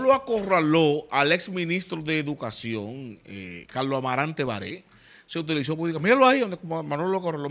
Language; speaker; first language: Spanish; native; Spanish